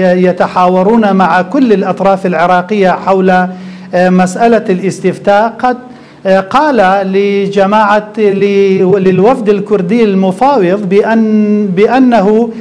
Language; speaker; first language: Arabic; non-native, local second language; Kurdish